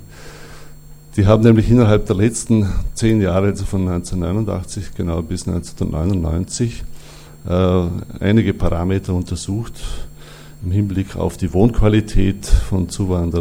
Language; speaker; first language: German; native; German